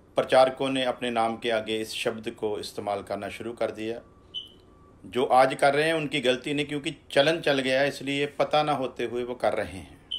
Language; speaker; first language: Hindi; non-native, local second language; Punjabi